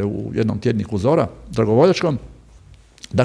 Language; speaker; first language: Croatian; native; Croatian